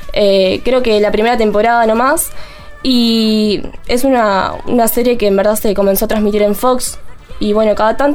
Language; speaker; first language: Spanish; native; Spanish